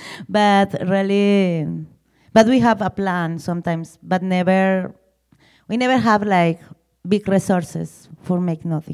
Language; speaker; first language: English; non-native, learner; Spanish